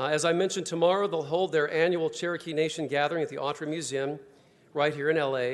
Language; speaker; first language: English; native; English